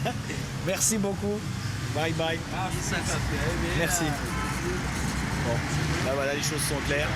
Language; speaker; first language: French; native; French